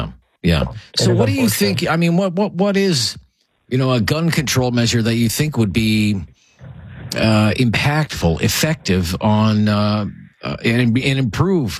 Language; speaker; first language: English; native; English